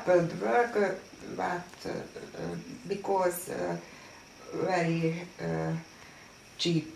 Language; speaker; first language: English; non-native, learner; Hungarian